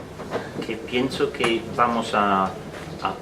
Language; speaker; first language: Spanish; non-native, fluent; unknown